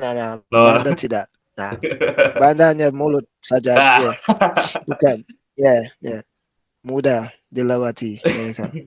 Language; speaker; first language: Indonesian; non-native, fluent; English